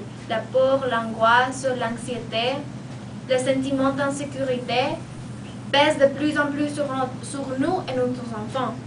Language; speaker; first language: French; non-native, learner; Spanish